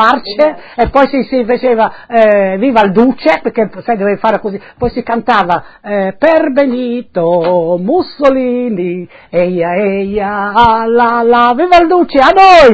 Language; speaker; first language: Italian; non-native, local second language; Friulian